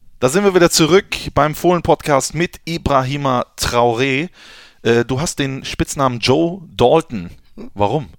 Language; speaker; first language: German; native; German